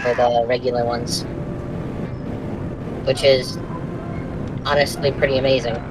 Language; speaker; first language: English; native; English